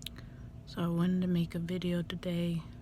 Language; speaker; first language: English; native; English